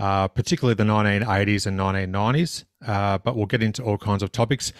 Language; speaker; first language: English; native; English